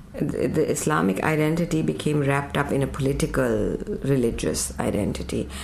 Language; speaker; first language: English; non-native, local second language; Urdu